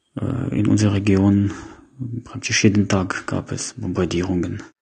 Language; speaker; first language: German; non-native, fluent; Ukrainian